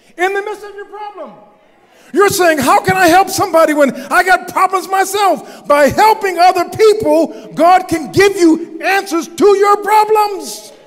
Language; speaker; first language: English; native; English